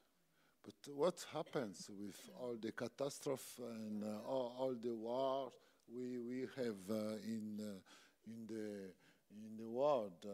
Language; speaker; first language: English; non-native, learner; French